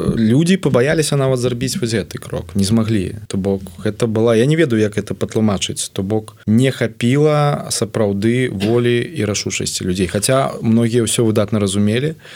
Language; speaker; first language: Belarusian; non-native, local second language; Russian